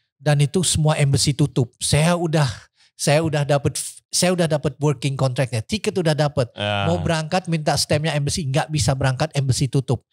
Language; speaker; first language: Indonesian; early bilingual, heritage; Indonesian